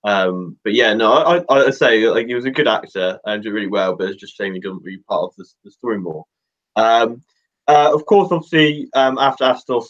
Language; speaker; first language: English; native; English